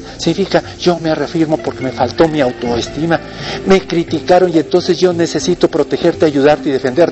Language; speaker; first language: Spanish; native; Spanish